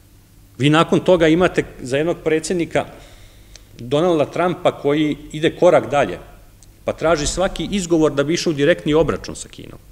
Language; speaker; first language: Serbian; native; Serbian